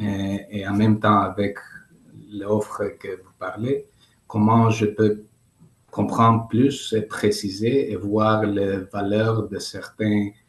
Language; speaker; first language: French; non-native, learner; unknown